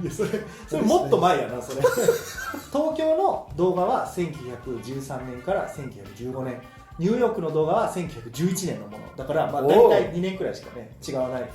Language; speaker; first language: Japanese; native; Japanese